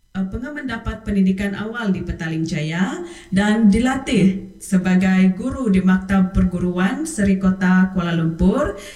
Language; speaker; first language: Malay; non-native, local second language; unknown